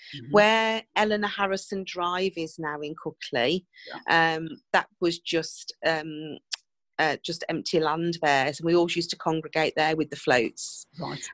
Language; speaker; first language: English; native; English